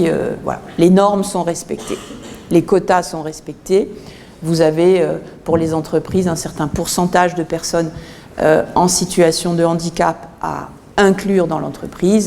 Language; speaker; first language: French; native; French